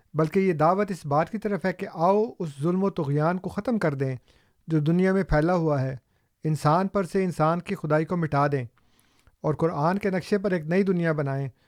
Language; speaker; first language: Urdu; native; Urdu